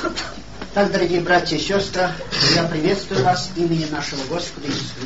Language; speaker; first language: Polish; non-native, learner; Russian